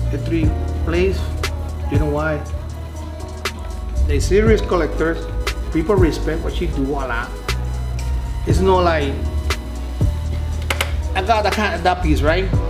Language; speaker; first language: English; non-native, local second language; Spanish